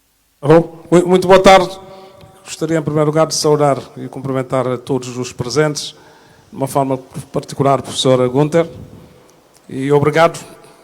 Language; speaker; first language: Portuguese; non-native, local second language; Kabuverdianu